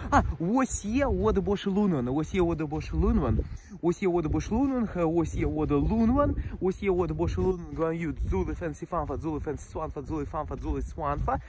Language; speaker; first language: Chinese; non-native, learner; Russian